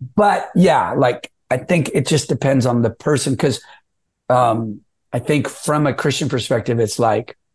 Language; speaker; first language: English; native; English